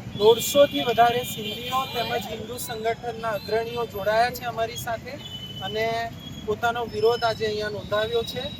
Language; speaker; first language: Gujarati; non-native, local second language; Sindhi